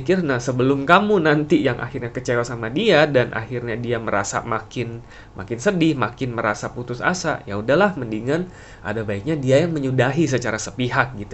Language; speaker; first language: Indonesian; native; Indonesian